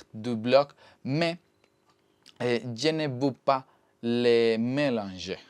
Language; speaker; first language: French; non-native, learner; Spanish